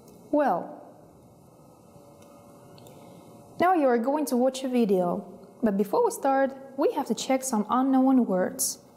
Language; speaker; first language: English; non-native, fluent; Kazakh